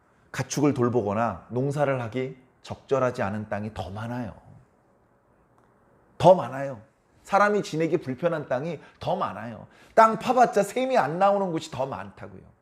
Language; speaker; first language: Korean; native; Korean